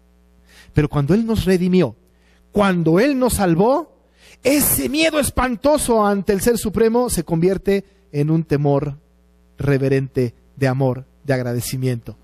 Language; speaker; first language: Spanish; native; Spanish